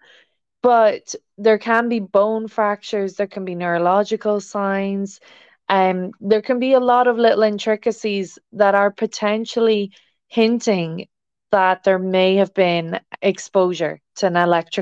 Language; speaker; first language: English; native; English